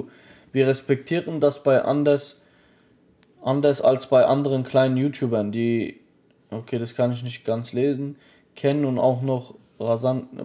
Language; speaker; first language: German; native; German